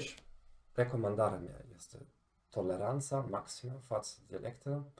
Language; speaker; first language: Romanian; non-native, fluent; German